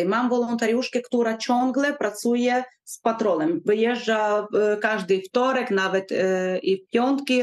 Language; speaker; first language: Polish; non-native, fluent; Ukrainian